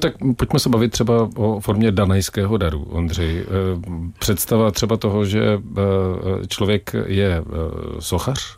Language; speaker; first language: Czech; native; Czech